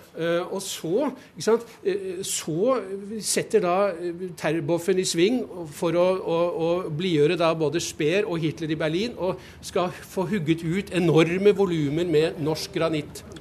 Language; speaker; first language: Norwegian; native; Norwegian